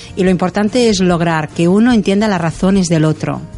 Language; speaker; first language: Spanish; non-native, local second language; Catalan